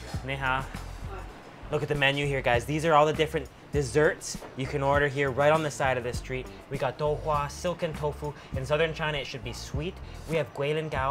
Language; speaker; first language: English; native; English